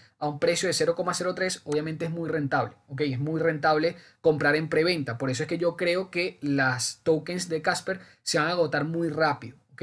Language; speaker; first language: Spanish; native; Spanish